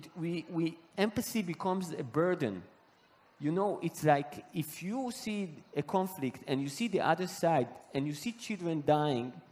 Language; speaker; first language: English; non-native, fluent; Hebrew